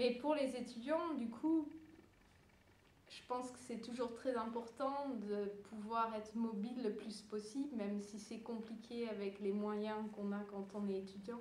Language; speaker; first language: French; early bilingual, other home language; Dutch